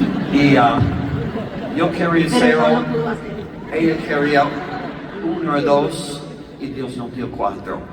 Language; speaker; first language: Spanish; non-native, learner; English